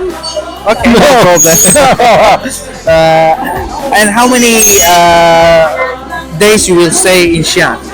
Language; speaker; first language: English; non-native, learner; Persian